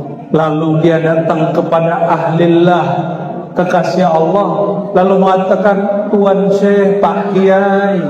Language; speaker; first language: Indonesian; native; Indonesian